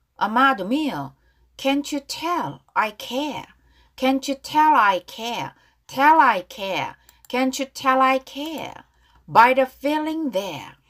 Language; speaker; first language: English; non-native, fluent; Korean